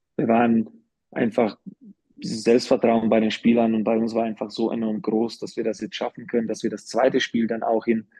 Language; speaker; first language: German; non-native, fluent; Slovak